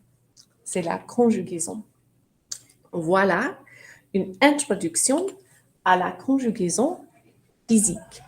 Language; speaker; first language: French; non-native, fluent; English